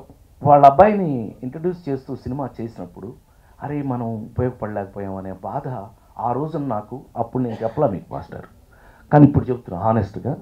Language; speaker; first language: Telugu; native; Telugu